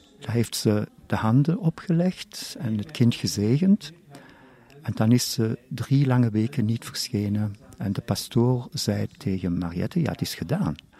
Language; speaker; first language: Dutch; non-native, local second language; German